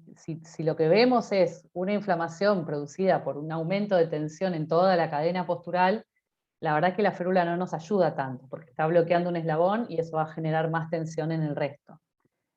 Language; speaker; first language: Spanish; native; Spanish